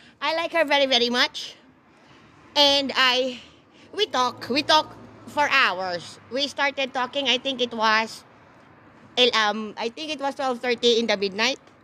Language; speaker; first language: English; non-native, local second language; Filipino